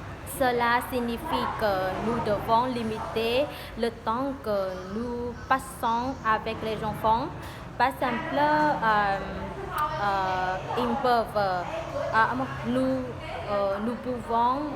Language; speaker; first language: French; non-native, learner; Vietnamese